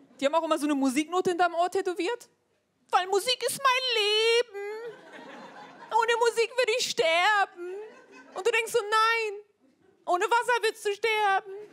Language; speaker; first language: German; early bilingual, other home language; Turkish